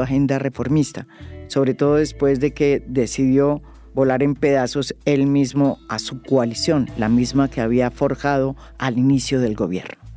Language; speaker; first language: Spanish; native; Spanish